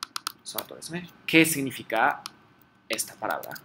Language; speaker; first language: Japanese; non-native, fluent; Spanish